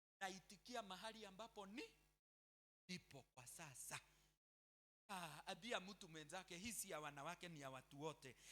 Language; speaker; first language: Swahili; non-native, local second language; Kikuyu